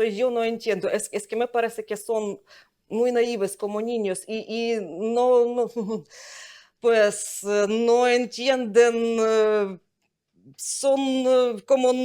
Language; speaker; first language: Spanish; non-native, fluent; Ukrainian